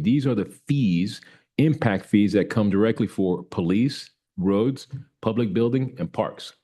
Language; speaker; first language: English; native; English